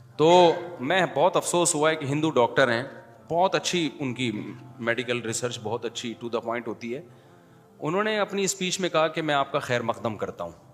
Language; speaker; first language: Urdu; native; Urdu